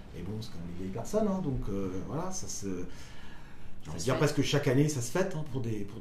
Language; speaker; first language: French; native; French